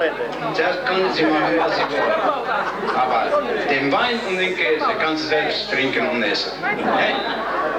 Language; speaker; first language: German; non-native, learner; Italian